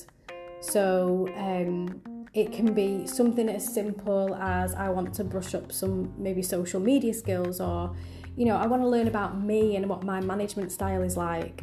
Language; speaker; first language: English; native; English